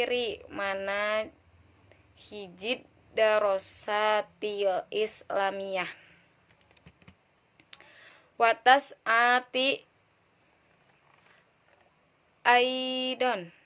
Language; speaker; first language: Arabic; non-native, learner; Indonesian